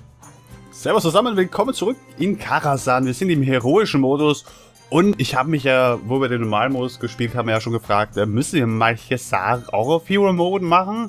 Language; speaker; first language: German; native; German